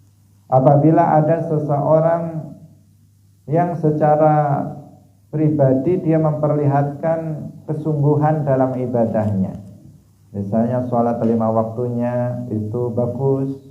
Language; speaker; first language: Indonesian; non-native, local second language; Javanese